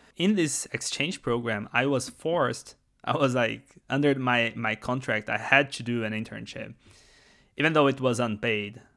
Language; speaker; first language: English; non-native, fluent; Portuguese